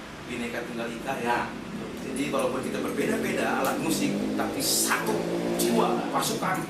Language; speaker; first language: Indonesian; native; Indonesian